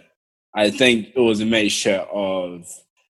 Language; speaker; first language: English; native; English